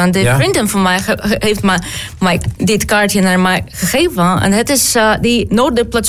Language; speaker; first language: Dutch; non-native, learner; Ukrainian